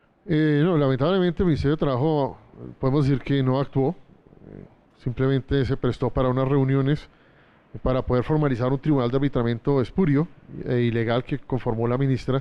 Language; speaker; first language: Spanish; native; Spanish